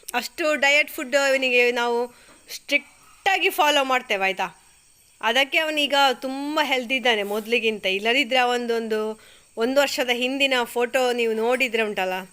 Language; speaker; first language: Kannada; non-native, local second language; Tulu